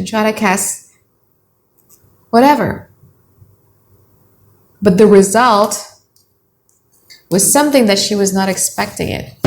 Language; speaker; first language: English; non-native, fluent; Indonesian